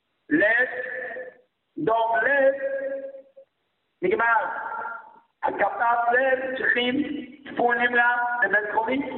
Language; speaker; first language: Hebrew; non-native, fluent; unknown